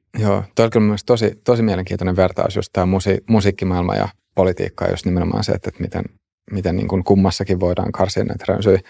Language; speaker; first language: Finnish; native; Finnish